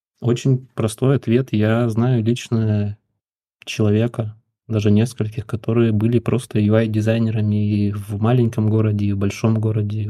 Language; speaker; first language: Russian; native; Russian